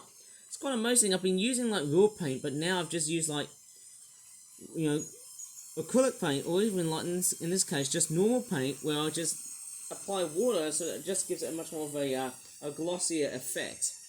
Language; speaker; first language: English; native; English